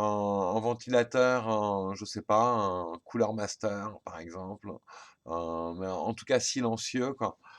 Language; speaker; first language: French; native; French